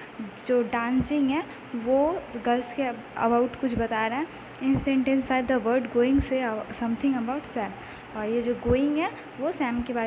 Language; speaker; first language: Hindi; native; Hindi